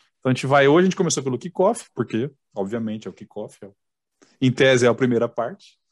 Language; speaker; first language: Portuguese; native; Portuguese